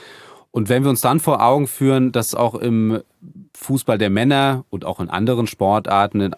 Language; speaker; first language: German; native; German